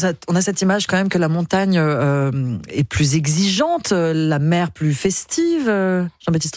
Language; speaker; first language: French; native; French